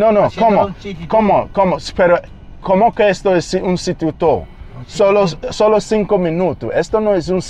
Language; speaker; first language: Spanish; non-native, learner; English